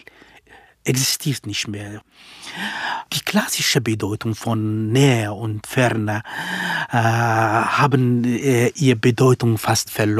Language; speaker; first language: German; non-native, fluent; Kurdish